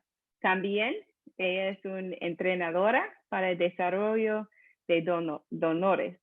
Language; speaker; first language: Spanish; non-native, fluent; English